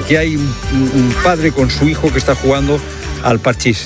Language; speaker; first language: Spanish; native; Spanish